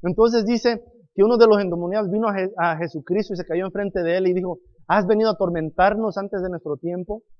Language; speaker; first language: Spanish; non-native, fluent; English